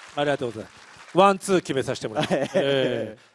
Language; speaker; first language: Japanese; native; Japanese